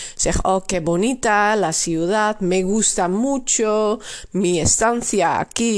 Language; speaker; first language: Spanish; non-native, fluent; Dutch